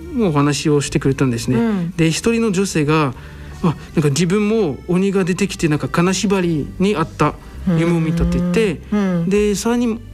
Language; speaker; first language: Japanese; non-native, fluent; French